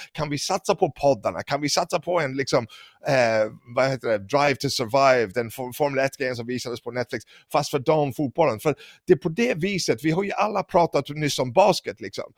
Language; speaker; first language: Swedish; non-native, fluent; English